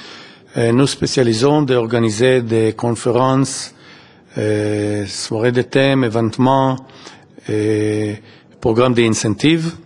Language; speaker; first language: French; non-native, fluent; Hebrew